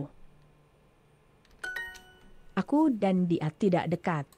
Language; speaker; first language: Indonesian; non-native, learner; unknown